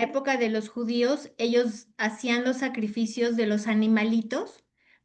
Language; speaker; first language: Spanish; native; Spanish